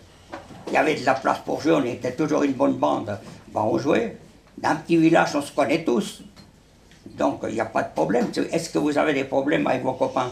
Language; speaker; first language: French; early bilingual, other home language; Spanish